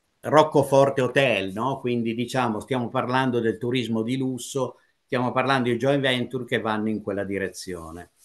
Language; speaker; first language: Italian; native; Italian